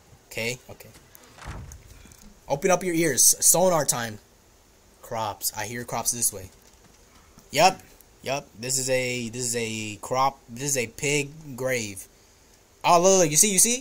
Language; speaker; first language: English; native; English